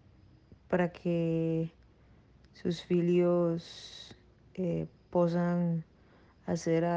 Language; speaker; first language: Portuguese; non-native, learner; Spanish